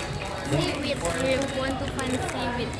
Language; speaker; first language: English; non-native, learner; Serbian